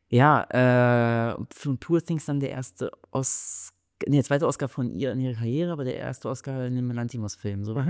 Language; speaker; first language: German; native; German